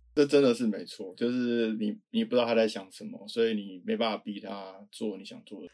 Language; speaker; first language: Chinese; native; Chinese